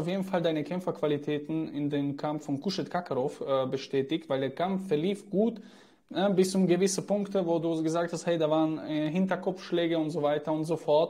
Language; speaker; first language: German; native; German